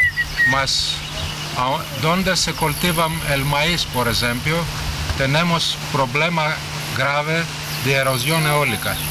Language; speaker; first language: Spanish; non-native, fluent; Greek